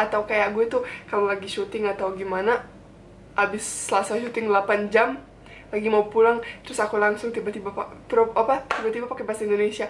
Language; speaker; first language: Indonesian; non-native, fluent; Bosnian